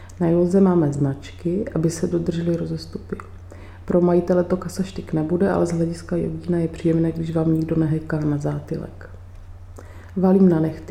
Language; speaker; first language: Czech; native; Czech